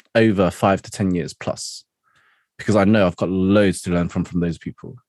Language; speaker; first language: English; non-native, local second language; Cantonese